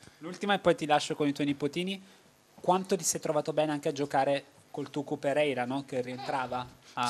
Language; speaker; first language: Italian; native; Italian